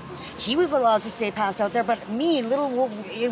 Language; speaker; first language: English; native; English